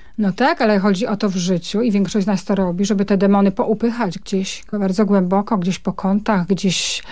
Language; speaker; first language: Polish; native; Polish